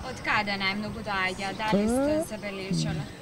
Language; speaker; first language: Macedonian; native; Macedonian